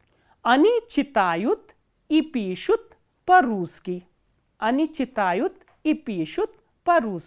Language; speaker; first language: Russian; non-native, fluent; Hindi